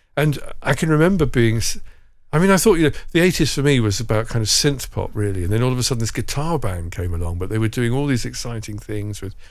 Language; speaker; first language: English; native; English